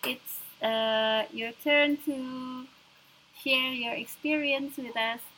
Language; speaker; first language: English; non-native, local second language; Indonesian